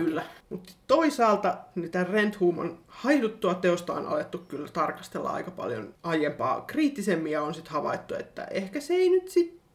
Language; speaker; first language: Finnish; native; Finnish